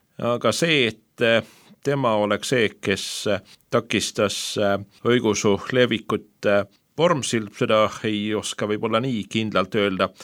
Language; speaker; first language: Estonian; non-native, fluent; Swedish